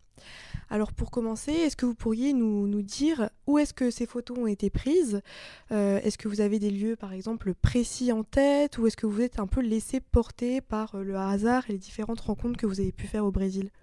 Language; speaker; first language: French; native; French